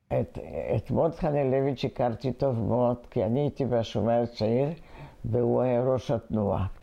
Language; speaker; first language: Hebrew; non-native, fluent; Polish